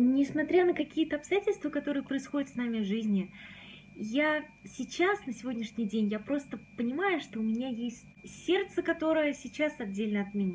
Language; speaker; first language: Russian; native; Russian